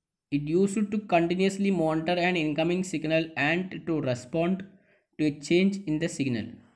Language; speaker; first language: English; non-native, local second language; Malayalam